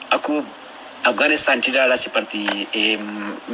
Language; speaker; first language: Indonesian; non-native, learner; Pashto